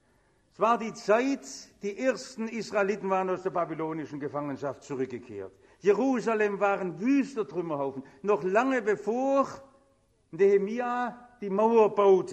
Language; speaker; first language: German; native; German